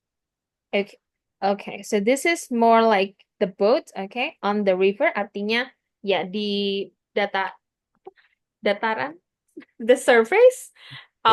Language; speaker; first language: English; non-native, fluent; Indonesian